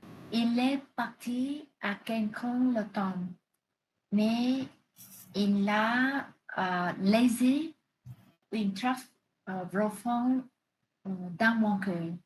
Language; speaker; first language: French; non-native, learner; Vietnamese